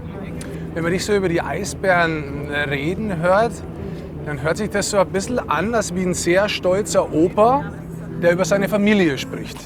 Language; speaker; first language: German; native; German